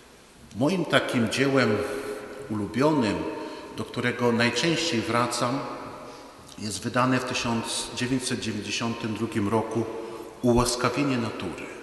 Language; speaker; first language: Polish; native; Polish